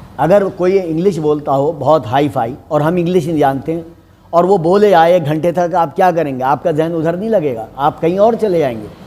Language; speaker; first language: Hindi; native; Hindi